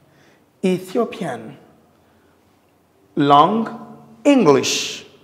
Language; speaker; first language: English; non-native, fluent; Lingala